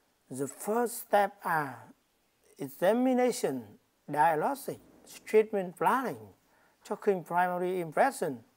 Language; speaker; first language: English; non-native, learner; Vietnamese